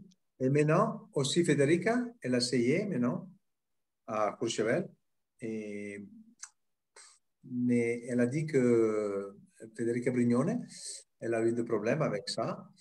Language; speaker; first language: French; non-native, fluent; Italian